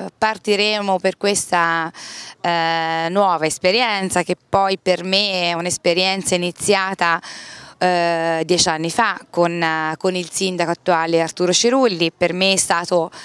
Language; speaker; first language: Italian; native; Italian